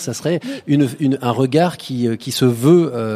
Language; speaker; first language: French; native; French